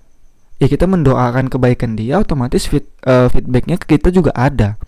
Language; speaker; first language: Indonesian; native; Indonesian